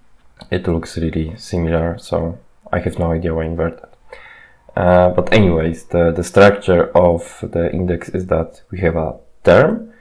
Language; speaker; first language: English; non-native, fluent; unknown